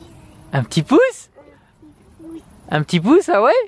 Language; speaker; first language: French; native; French